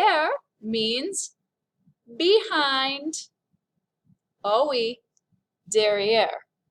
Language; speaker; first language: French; non-native, fluent; English